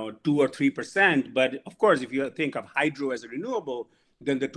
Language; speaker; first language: English; non-native, local second language; Bangla